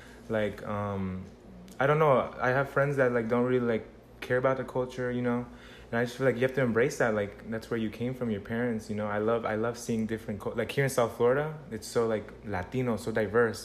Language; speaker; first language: English; early bilingual, other home language; Spanish